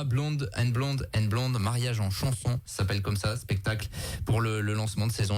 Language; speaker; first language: French; native; French